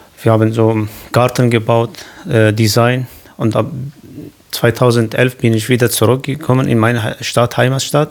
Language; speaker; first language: German; non-native, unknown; Kurdish